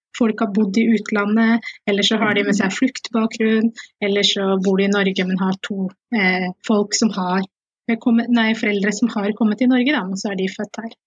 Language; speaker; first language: Norwegian; early bilingual, other home language; Somali